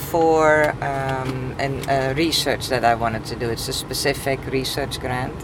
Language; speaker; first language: English; non-native, fluent; Dutch